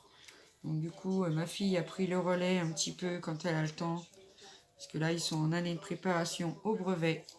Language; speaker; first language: French; native; French